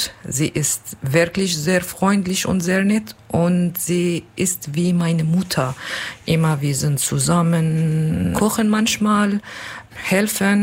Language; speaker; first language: German; non-native, learner; Kurdish